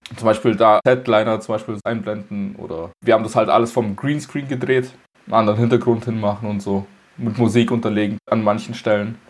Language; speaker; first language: German; early bilingual, other home language; Russian